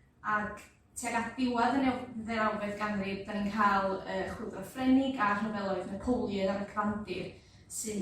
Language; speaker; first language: Welsh; native; Welsh